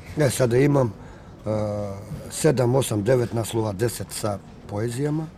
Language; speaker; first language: Serbian; non-native, local second language; Romany